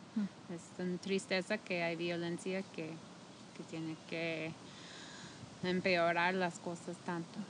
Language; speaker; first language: Spanish; non-native, fluent; English